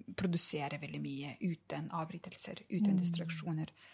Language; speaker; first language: Norwegian; non-native, fluent; Lithuanian